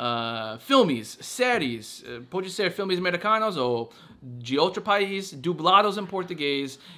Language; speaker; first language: Portuguese; non-native, fluent; English